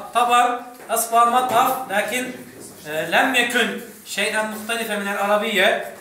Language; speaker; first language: Arabic; non-native, fluent; Turkish